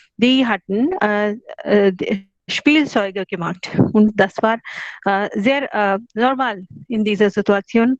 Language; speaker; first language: German; non-native, learner; Hindi